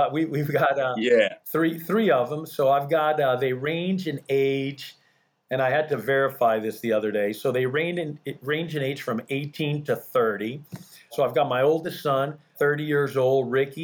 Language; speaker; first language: English; early bilingual, other home language; Spanish